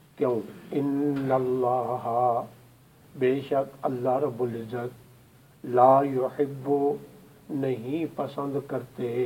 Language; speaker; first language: Urdu; non-native, local second language; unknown